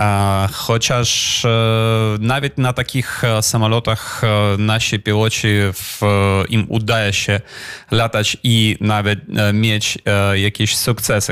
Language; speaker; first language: Polish; non-native, fluent; Ukrainian